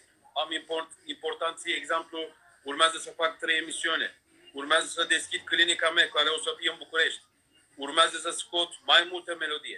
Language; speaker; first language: Romanian; non-native, fluent; Turkish